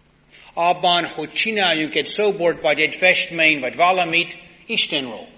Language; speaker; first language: Hungarian; non-native, learner; English